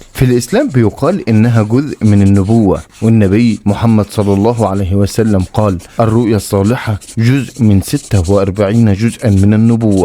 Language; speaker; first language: Arabic; native; Arabic